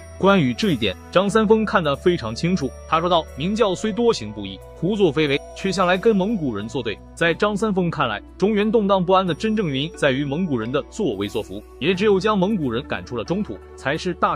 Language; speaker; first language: Chinese; native; Chinese